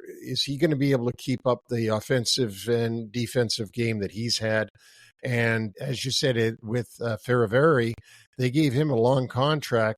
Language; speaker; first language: English; native; English